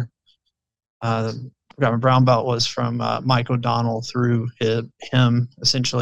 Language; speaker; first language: English; native; English